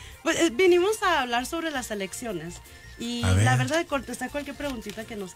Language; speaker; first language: Spanish; native; Spanish